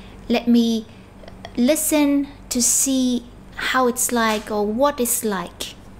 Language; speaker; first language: English; non-native, fluent; Vietnamese